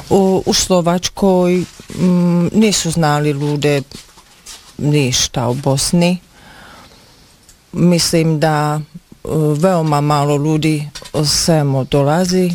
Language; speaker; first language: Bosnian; non-native, learner; Slovak